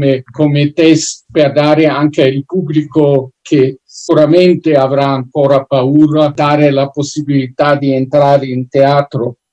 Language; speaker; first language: Italian; non-native, fluent; German